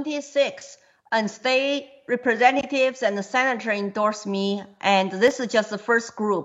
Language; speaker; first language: English; non-native, fluent; Chinese